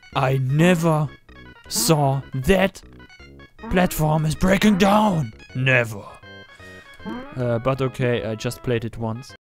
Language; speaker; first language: English; non-native, learner; German